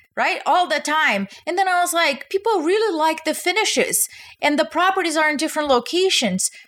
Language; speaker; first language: English; non-native, fluent; Portuguese